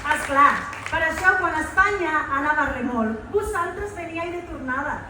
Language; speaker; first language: Catalan; non-native, local second language; Spanish